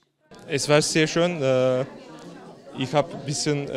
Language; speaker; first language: German; non-native, learner; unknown